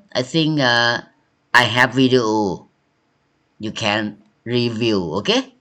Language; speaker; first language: English; non-native, learner; Thai